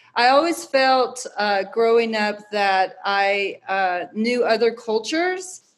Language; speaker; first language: English; native; English